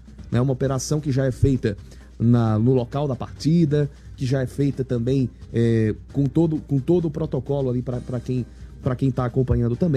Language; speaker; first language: Portuguese; native; Portuguese